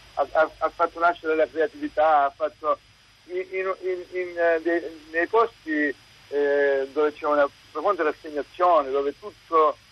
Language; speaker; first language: Italian; native; Italian